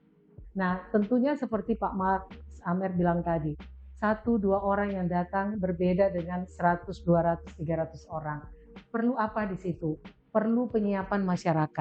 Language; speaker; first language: Indonesian; native; Indonesian